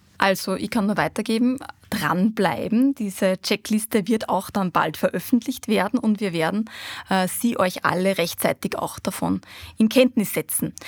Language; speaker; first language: German; native; German